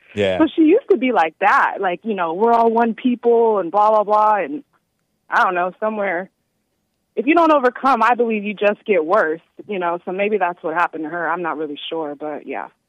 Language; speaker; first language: English; native; English